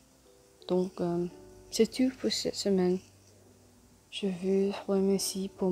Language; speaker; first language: French; non-native, learner; English